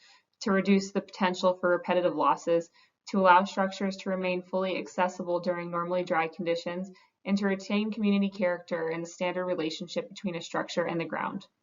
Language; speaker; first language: English; native; English